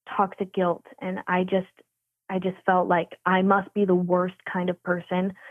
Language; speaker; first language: English; native; English